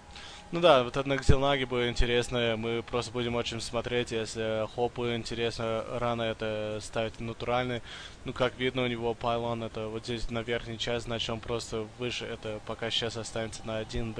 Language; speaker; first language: Russian; early bilingual, heritage; English